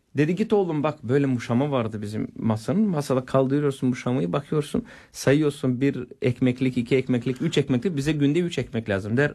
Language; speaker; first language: Turkish; non-native, fluent; Bulgarian